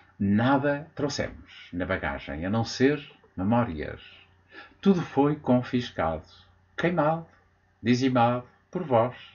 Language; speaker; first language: Portuguese; native; Portuguese